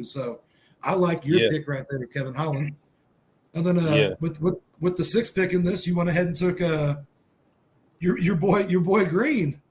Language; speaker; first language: English; native; English